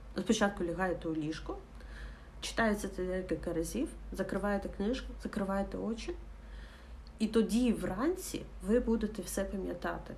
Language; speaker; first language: Ukrainian; non-native, local second language; Russian